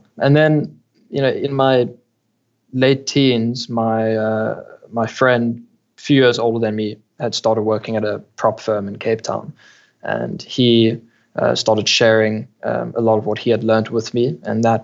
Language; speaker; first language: English; native; English